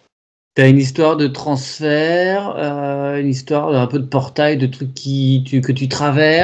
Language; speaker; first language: French; native; French